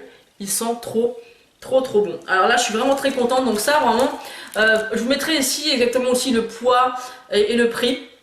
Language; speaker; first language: French; native; French